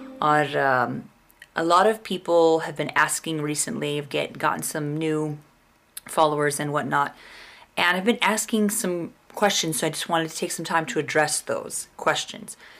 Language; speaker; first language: Hindi; non-native, fluent; English